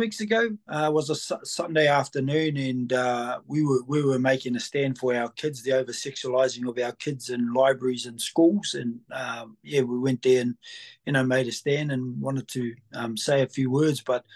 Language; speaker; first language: English; native; English